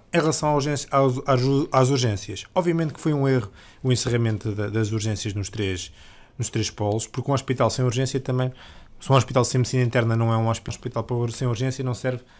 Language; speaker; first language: Portuguese; native; Portuguese